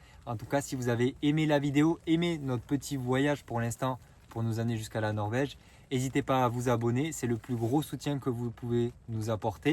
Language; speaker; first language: French; native; French